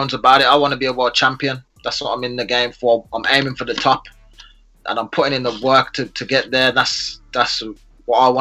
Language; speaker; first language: English; native; English